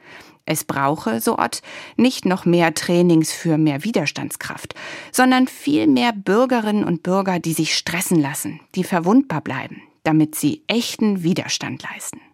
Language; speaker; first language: German; native; German